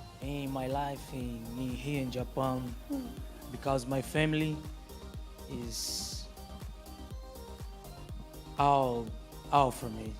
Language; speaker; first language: English; non-native, learner; Portuguese